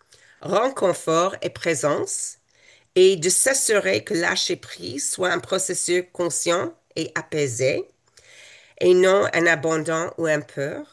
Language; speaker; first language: French; non-native, fluent; English